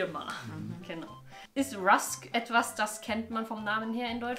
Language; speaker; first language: German; native; German